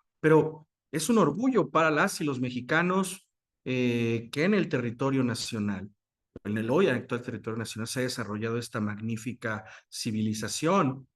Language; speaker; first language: Spanish; native; Spanish